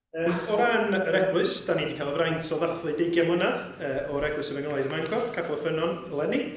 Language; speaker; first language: Welsh; native; Welsh